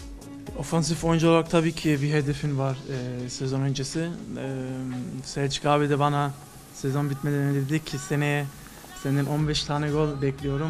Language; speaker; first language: Turkish; early bilingual, other home language; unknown